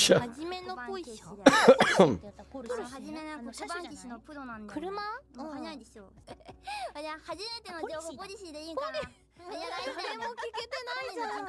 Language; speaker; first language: Japanese; native; Japanese